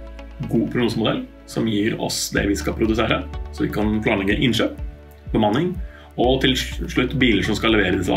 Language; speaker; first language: Norwegian; native; Norwegian